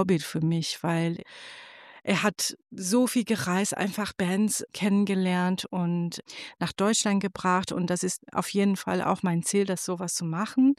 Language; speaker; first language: German; non-native, fluent; Persian